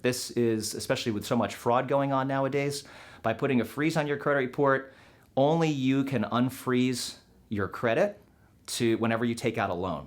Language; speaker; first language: English; native; English